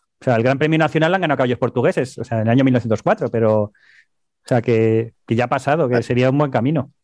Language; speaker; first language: Spanish; native; Spanish